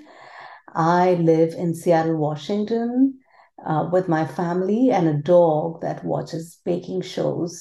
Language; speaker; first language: English; non-native, local second language; Tamil